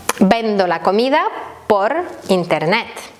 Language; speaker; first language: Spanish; non-native, learner; Ukrainian